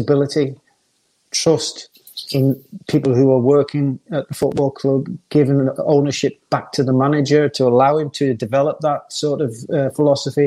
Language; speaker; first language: English; native; English